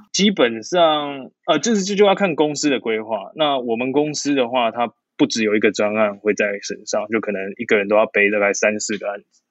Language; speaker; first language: Chinese; native; Chinese